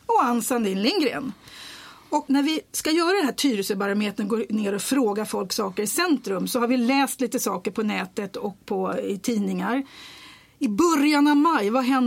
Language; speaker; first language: Swedish; native; Swedish